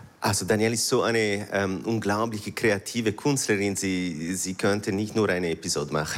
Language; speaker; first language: German; non-native, fluent; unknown